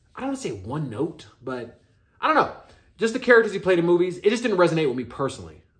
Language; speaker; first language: English; native; English